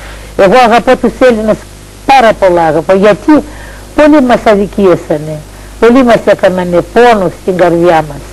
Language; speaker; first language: Greek; early bilingual, heritage; Greek